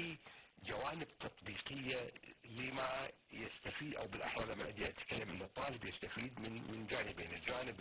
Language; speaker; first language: Arabic; native; Arabic